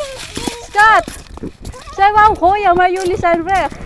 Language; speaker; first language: Dutch; non-native, learner; Filipino